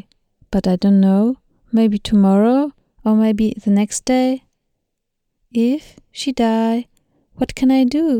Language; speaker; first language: English; non-native, learner; Thai